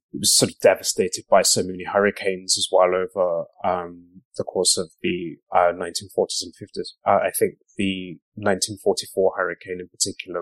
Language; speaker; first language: English; native; English